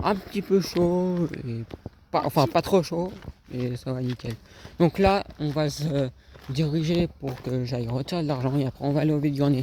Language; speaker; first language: French; native; French